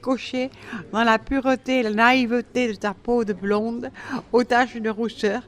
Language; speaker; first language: French; native; French